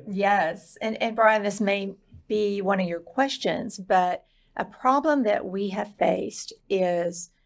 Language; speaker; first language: English; native; English